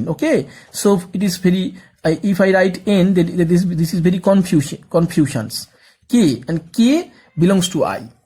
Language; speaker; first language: English; non-native, local second language; Bangla